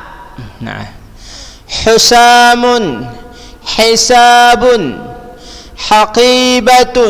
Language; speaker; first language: Arabic; non-native, fluent; Indonesian